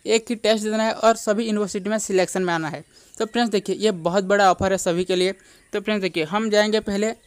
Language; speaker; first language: Hindi; non-native, local second language; Odia